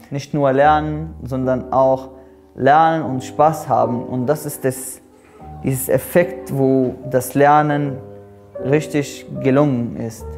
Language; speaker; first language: German; non-native, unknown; Arabic